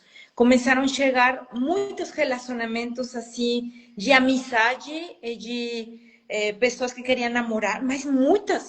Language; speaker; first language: Portuguese; non-native, fluent; Spanish